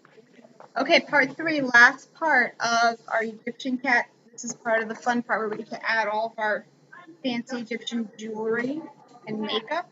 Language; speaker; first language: English; native; English